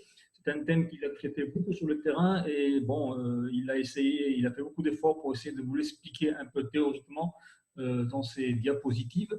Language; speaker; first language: French; non-native, local second language; Arabic